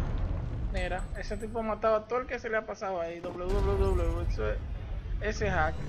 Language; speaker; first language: Spanish; native; Spanish